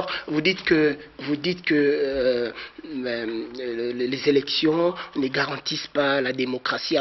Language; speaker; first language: French; non-native, local second language; Lingala